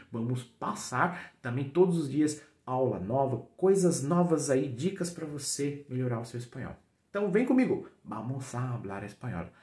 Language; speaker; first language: Portuguese; native; Portuguese